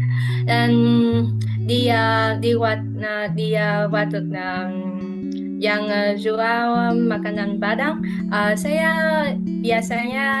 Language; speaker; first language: Indonesian; non-native, fluent; Vietnamese